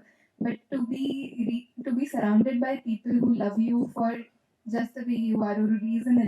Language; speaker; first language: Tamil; non-native, local second language; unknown